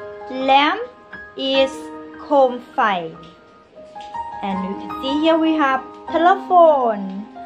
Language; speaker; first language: English; non-native, fluent; Thai